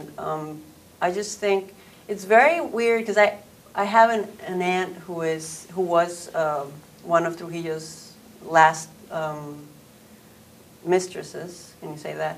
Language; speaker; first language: English; non-native, fluent; Spanish